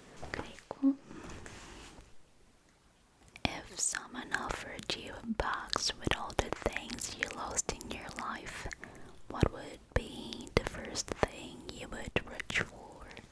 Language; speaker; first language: English; non-native, fluent; Korean